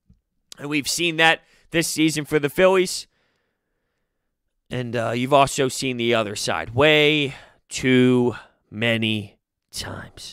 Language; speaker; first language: English; native; English